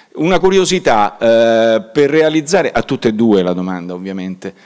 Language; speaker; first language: Italian; native; Italian